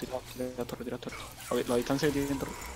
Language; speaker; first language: Spanish; native; Spanish